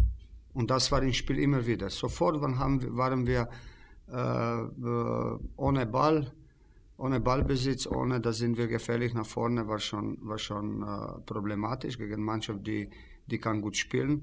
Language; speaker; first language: German; non-native, fluent; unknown